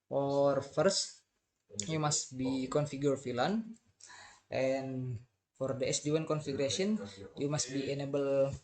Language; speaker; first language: English; non-native, learner; Indonesian